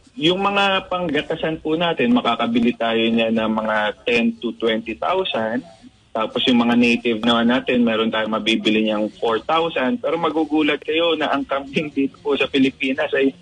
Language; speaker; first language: Filipino; native; Filipino